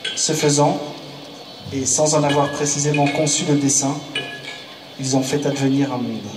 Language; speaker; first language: French; native; French